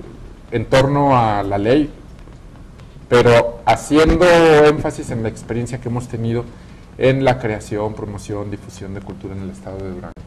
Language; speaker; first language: Spanish; native; Spanish